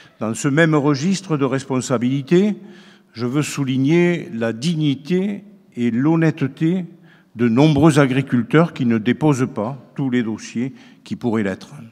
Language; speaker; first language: French; native; French